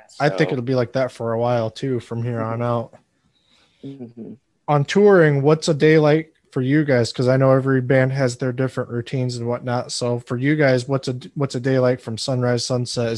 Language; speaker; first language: English; native; English